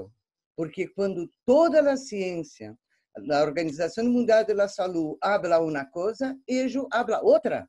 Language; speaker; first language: Spanish; non-native, fluent; Portuguese